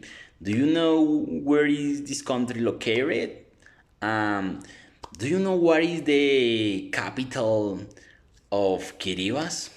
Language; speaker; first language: English; non-native, learner; Spanish